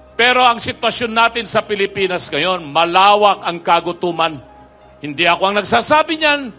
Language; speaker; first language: Filipino; non-native, local second language; Iloko